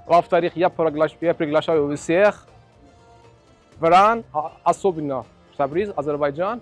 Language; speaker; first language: Russian; non-native, fluent; Azerbaijani